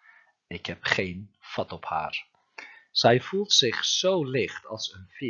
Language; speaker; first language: Dutch; non-native, fluent; Turkish